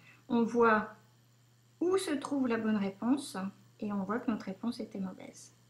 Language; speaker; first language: French; native; French